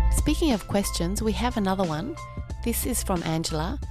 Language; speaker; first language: English; native; English